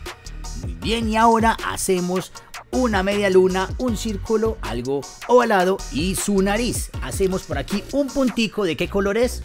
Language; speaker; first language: Spanish; native; Spanish